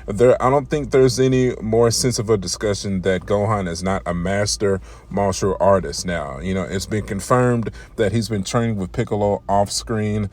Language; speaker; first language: English; native; English